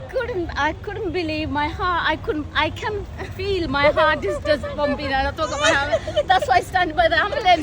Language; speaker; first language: English; native; English